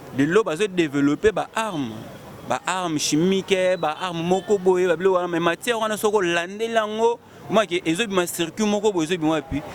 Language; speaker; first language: Lingala; non-native, local second language; Luba-Lulua